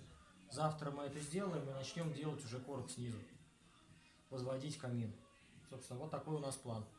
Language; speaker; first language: Russian; native; Russian